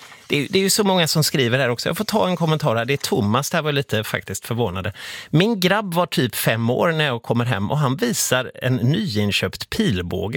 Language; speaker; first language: Swedish; native; Swedish